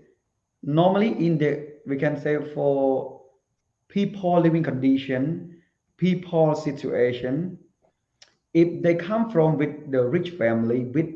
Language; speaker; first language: English; non-native, learner; Khmer